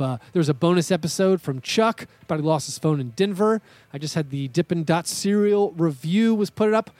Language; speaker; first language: English; native; English